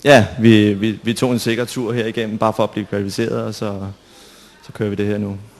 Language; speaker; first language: Danish; native; Danish